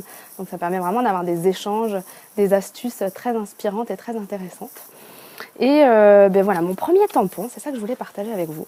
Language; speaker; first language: French; native; French